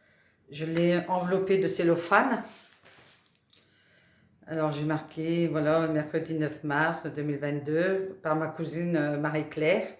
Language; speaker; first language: French; native; French